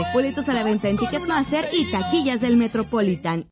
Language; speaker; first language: Spanish; native; Spanish